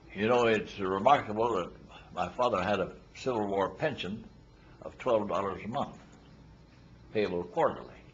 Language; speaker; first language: English; native; English